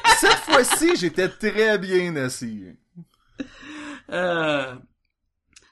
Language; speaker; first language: French; native; French